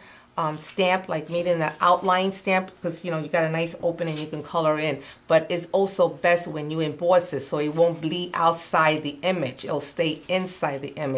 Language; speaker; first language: English; non-native, fluent; Spanish